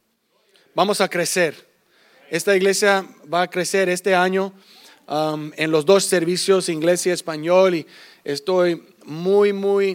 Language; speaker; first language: Spanish; early bilingual, heritage; English